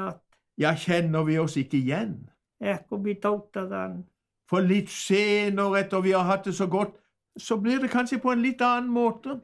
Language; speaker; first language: Norwegian; native; Norwegian